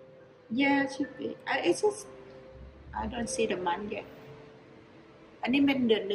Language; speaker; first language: English; non-native, learner; Lao